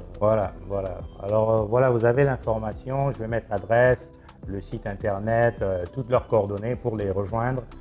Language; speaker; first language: French; non-native, local second language; Lingala